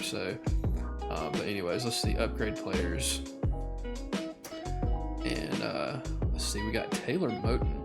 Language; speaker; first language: English; native; English